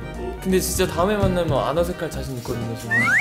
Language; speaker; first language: Korean; native; Korean